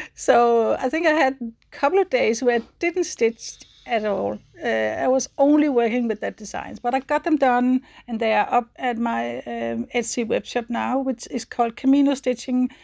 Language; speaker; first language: English; non-native, fluent; Danish